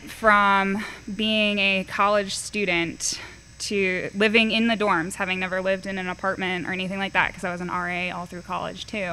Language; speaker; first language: English; native; English